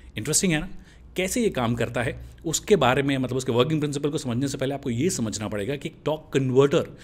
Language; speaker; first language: Hindi; native; Hindi